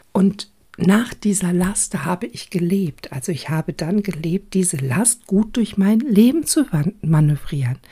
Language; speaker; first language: German; early bilingual, other home language; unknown